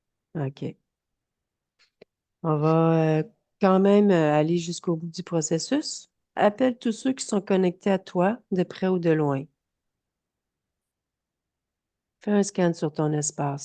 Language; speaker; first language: French; native; French